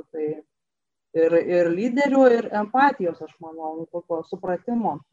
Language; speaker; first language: Lithuanian; native; Lithuanian